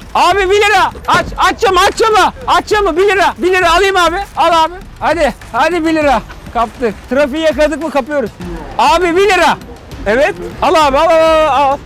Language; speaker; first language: Turkish; native; Turkish